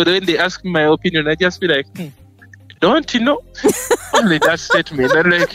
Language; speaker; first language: English; non-native, local second language; Ganda